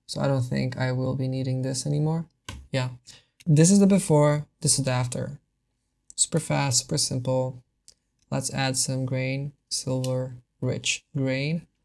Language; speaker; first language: English; non-native, fluent; Hungarian